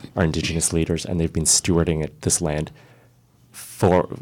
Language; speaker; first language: English; early bilingual, other home language; Cantonese